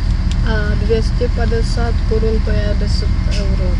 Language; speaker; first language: Polish; non-native, learner; Czech